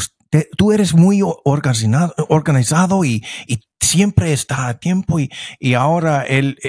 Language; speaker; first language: Spanish; non-native, fluent; English